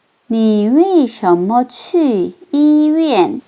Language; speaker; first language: Chinese; non-native, fluent; Korean